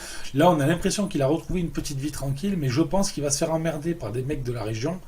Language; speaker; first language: French; native; French